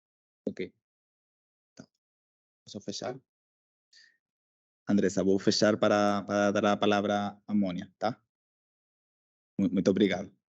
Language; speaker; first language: Portuguese; non-native, fluent; Spanish